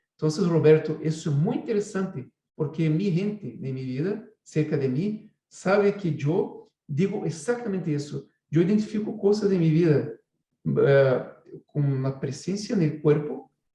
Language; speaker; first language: Spanish; non-native, fluent; Portuguese